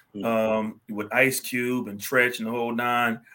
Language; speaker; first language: English; native; English